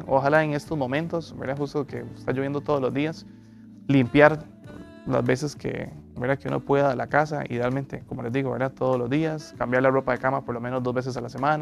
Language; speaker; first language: Spanish; native; Spanish